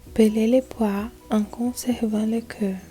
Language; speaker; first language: French; non-native, learner; Portuguese